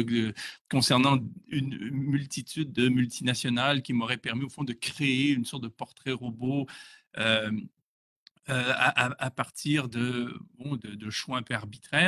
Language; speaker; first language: French; native; French